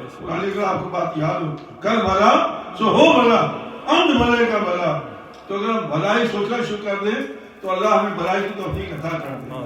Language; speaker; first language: Urdu; non-native, local second language; Punjabi